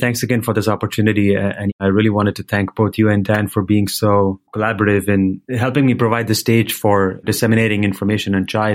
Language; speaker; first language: English; non-native, local second language; Hindi